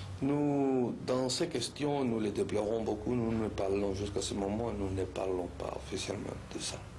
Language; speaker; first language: French; non-native, fluent; Spanish